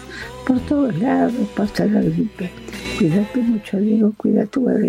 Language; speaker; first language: Spanish; native; Spanish